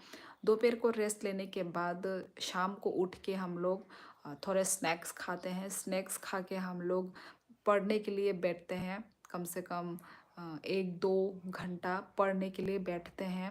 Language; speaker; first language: Hindi; non-native, local second language; Kok Borok